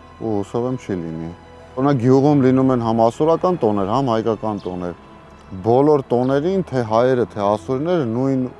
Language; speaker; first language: Armenian; native; Armenian